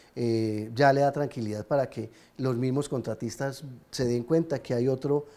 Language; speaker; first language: Spanish; native; Spanish